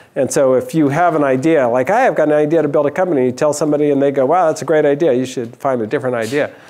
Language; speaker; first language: English; native; English